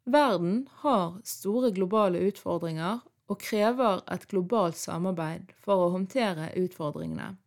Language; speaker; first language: Norwegian; early bilingual, other home language; Arabic